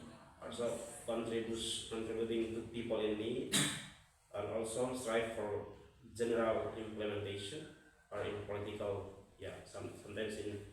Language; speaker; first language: English; non-native, fluent; Indonesian